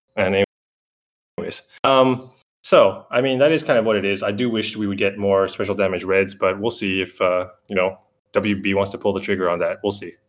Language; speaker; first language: English; native; English